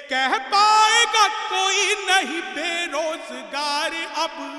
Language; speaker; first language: Hindi; native; Hindi